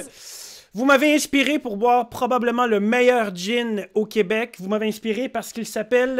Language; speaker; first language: French; native; French